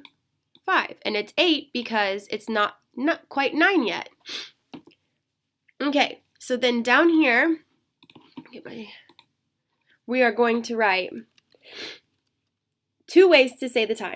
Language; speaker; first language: English; native; English